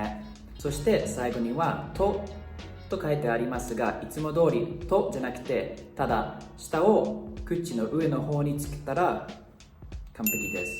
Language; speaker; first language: Japanese; non-native, fluent; Thai